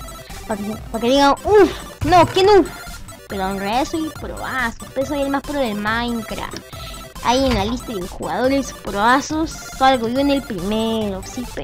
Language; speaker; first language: Spanish; native; Spanish